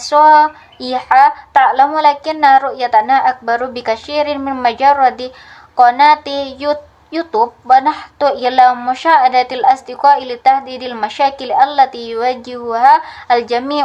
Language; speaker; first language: Arabic; non-native, fluent; Indonesian